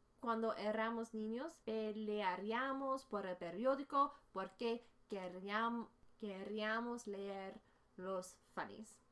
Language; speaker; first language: Spanish; non-native, fluent; English